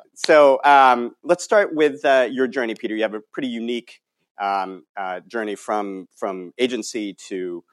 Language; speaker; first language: English; native; English